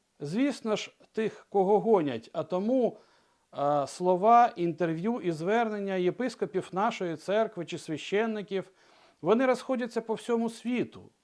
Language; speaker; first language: Ukrainian; non-native, local second language; Russian